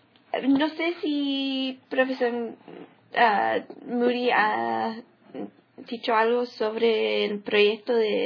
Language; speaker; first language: Spanish; early bilingual, heritage; English